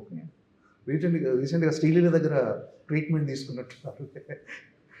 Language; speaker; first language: Telugu; native; Telugu